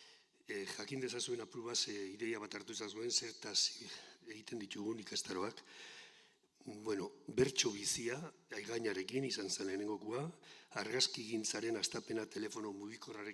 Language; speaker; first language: Basque; native; Basque